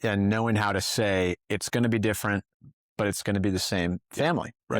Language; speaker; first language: English; native; English